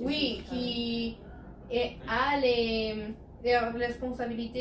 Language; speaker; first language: French; non-native, learner; Spanish